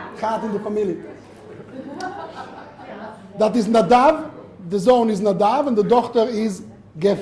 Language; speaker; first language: Dutch; non-native, learner; Hebrew